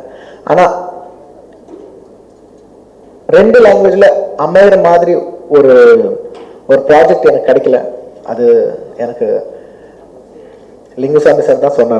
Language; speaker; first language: Tamil; non-native, local second language; Telugu